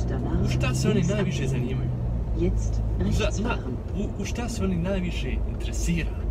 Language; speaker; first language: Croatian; early bilingual, heritage; Croatian